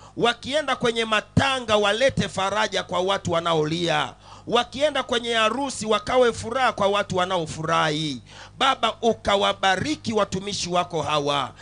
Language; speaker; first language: Swahili; non-native, local second language; Sukuma